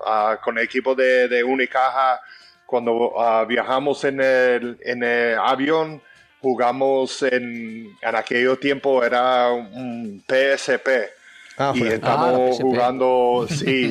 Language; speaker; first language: Spanish; early bilingual, heritage; English